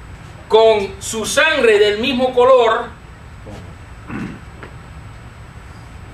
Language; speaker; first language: Spanish; non-native, fluent; English